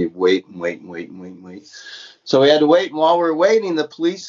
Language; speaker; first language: English; native; English